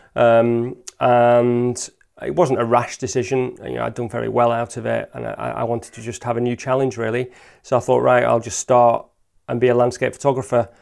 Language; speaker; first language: English; native; English